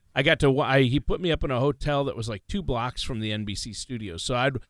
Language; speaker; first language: English; native; English